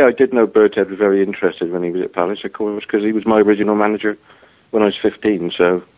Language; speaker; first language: English; native; English